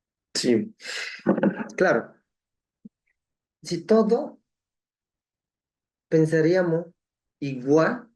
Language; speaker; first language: Spanish; non-native, local second language; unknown